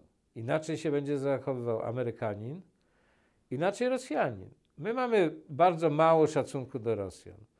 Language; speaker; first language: Polish; native; Polish